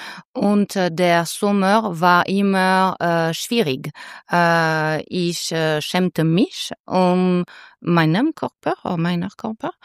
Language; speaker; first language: German; non-native, learner; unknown